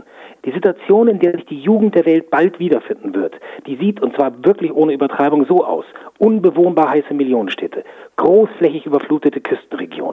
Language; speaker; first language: German; native; German